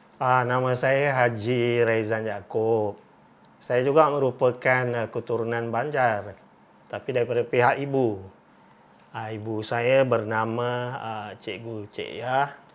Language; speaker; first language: Malay; native; Malay